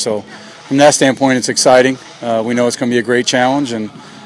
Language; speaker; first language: English; native; English